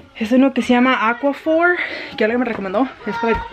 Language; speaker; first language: Spanish; early bilingual, heritage; Spanish